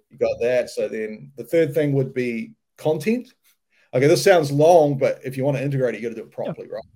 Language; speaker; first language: English; native; English